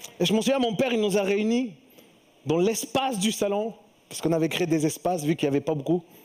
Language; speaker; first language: French; early bilingual, other home language; Spanish